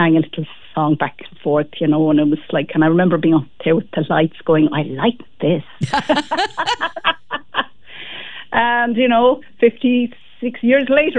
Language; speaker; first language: English; native; English